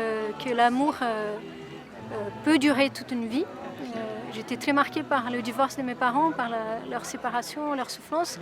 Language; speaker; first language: French; non-native, fluent; Portuguese